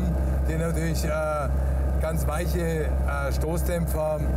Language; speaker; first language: German; native; German